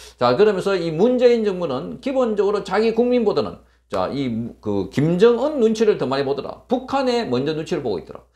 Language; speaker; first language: Korean; native; Korean